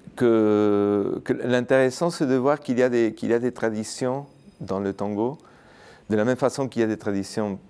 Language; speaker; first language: French; non-native, fluent; Spanish